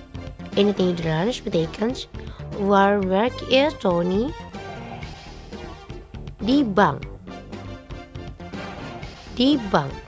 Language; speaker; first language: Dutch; non-native, learner; Indonesian